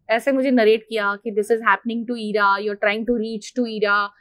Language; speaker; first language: Hindi; non-native, local second language; Marathi